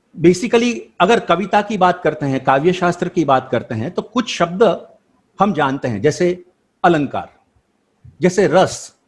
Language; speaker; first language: Hindi; non-native, local second language; Gujarati